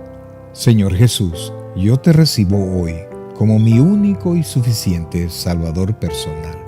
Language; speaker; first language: Spanish; native; Spanish